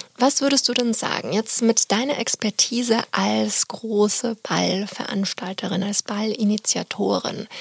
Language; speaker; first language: German; native; German